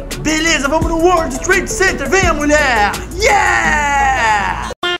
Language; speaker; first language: Portuguese; native; Portuguese